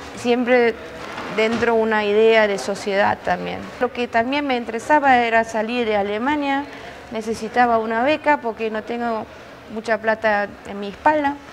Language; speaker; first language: Spanish; non-native, fluent; German